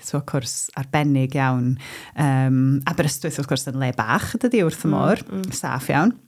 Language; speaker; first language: Welsh; native; Welsh